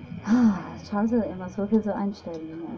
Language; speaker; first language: German; non-native, learner; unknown